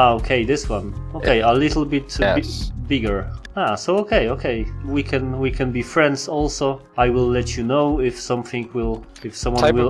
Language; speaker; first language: English; non-native, learner; Polish